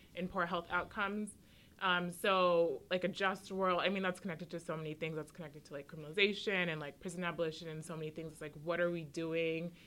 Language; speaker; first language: English; native; English